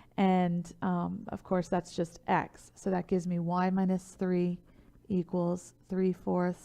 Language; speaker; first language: English; native; English